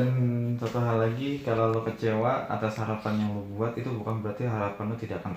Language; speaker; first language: Indonesian; native; Indonesian